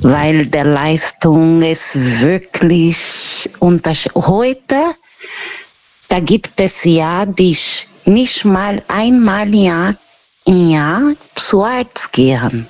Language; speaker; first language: German; non-native, fluent; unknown